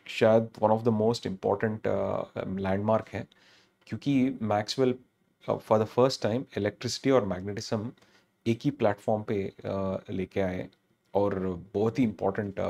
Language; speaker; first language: Hindi; non-native, local second language; Telugu